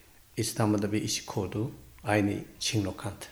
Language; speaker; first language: Turkish; non-native, learner; Chinese